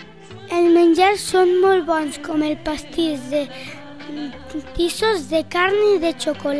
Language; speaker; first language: Catalan; early bilingual, other home language; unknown